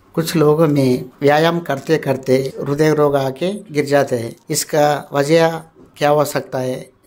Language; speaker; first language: Hindi; non-native, local second language; Telugu